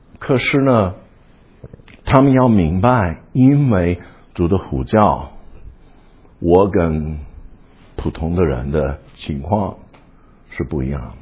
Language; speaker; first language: Chinese; non-native, fluent; English